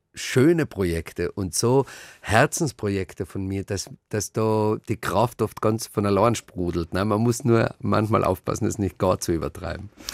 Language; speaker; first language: German; native; German